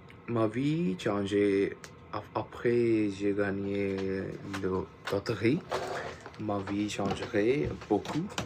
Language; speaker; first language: French; non-native, learner; Punjabi